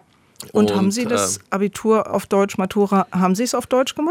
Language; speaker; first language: German; native; German